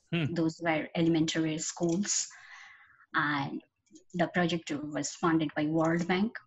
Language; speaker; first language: English; non-native, local second language; Bangla